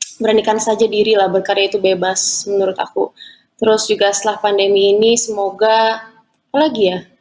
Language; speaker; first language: Indonesian; native; Indonesian